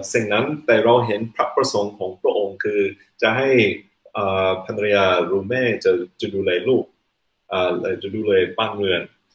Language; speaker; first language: Thai; non-native, fluent; English